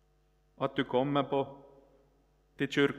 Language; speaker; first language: Swedish; non-native, local second language; Finnish